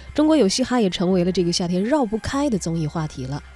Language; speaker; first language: Chinese; native; Chinese